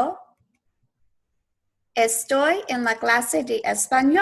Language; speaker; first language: Spanish; non-native, fluent; English